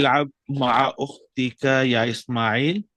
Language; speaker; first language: Arabic; non-native, learner; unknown